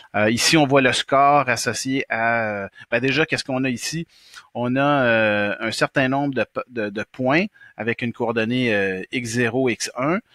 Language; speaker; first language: French; native; French